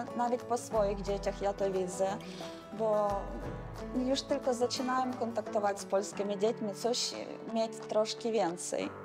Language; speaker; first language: Polish; non-native, learner; Ukrainian